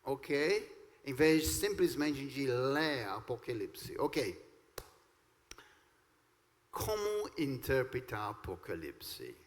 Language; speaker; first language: Portuguese; non-native, fluent; English